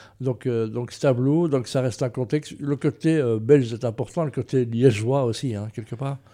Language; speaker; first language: French; native; French